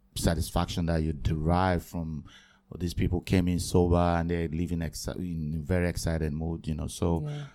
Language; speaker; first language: English; non-native, local second language; Yoruba